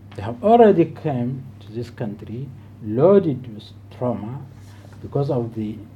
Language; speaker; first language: English; non-native, fluent; Arabic